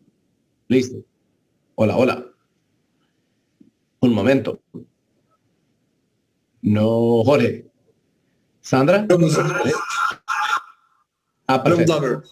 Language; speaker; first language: Spanish; non-native, learner; English